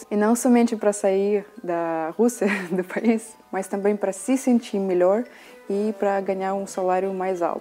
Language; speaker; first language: Portuguese; non-native, fluent; Russian